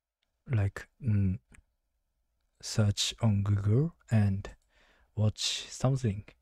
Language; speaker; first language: English; non-native, learner; Japanese